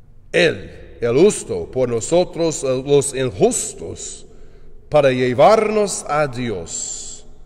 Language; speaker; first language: Spanish; non-native, learner; English